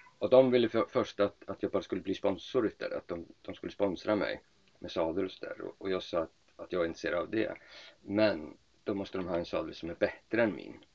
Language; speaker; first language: Swedish; non-native, local second language; Icelandic